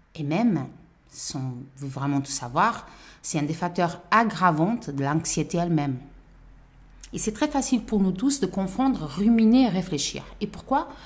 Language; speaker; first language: French; non-native, fluent; Portuguese